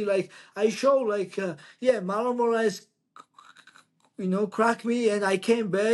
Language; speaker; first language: English; non-native, learner; Georgian